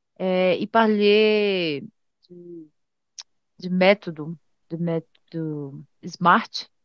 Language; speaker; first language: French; non-native, learner; Portuguese